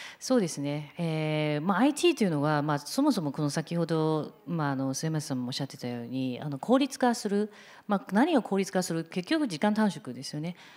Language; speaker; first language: Japanese; non-native, fluent; Chinese